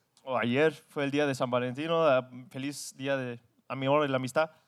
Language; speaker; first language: Spanish; non-native, fluent; English